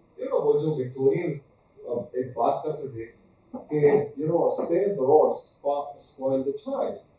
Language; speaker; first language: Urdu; non-native, local second language; Pashto